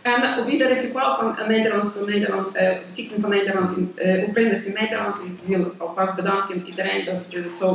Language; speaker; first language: Dutch; non-native, learner; Ukrainian